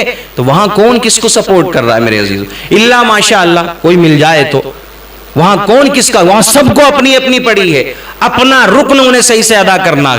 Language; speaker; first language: Urdu; native; Urdu